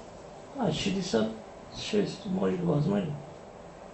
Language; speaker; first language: Russian; non-native, learner; Turkish